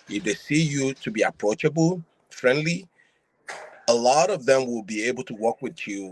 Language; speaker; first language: English; non-native, local second language; Yoruba